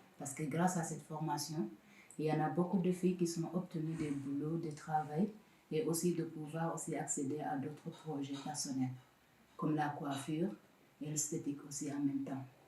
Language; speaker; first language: French; non-native, local second language; Wolof